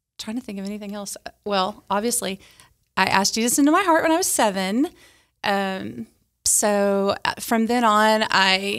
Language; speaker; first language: English; native; English